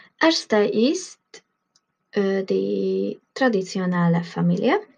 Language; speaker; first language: German; non-native, learner; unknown